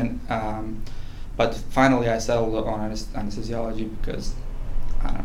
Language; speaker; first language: English; non-native, fluent; Bosnian